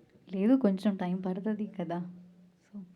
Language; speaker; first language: Telugu; non-native, learner; Malayalam